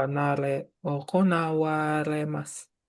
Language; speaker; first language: Japanese; non-native, learner; Indonesian